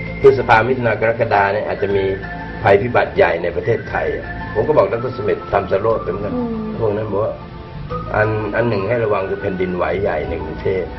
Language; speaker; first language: Thai; native; Thai